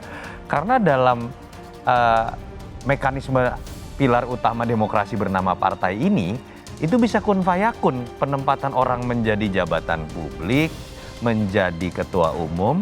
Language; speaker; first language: Indonesian; native; Indonesian